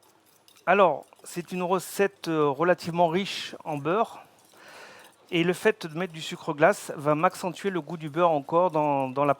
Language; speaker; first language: French; native; French